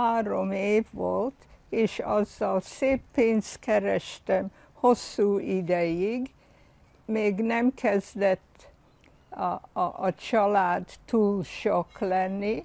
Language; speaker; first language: Hungarian; early bilingual, heritage; Hungarian